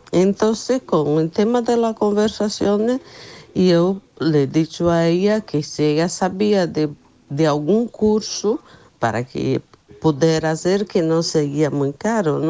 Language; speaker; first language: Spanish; non-native, learner; Portuguese